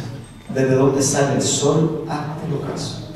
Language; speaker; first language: Spanish; native; Spanish